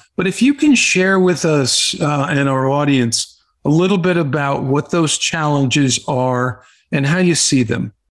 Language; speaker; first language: English; native; English